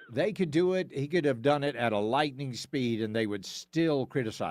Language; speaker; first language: English; native; English